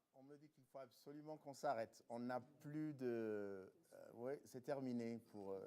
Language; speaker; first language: French; non-native, fluent; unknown